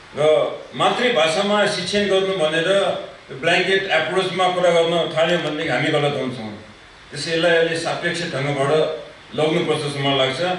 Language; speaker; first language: Nepali; non-native, local second language; Newari